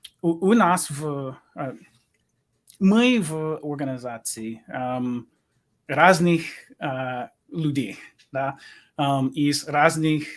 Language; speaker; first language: Russian; non-native, learner; English